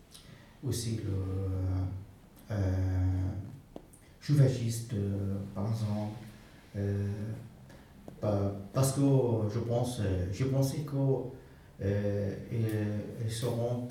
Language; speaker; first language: French; non-native, fluent; Arabic